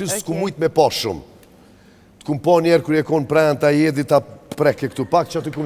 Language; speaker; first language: Albanian; native; Albanian